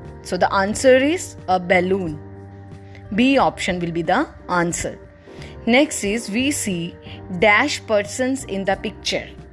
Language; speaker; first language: English; non-native, local second language; Punjabi